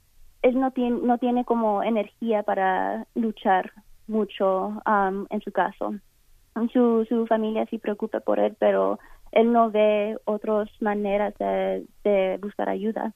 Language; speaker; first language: Spanish; early bilingual, heritage; Spanish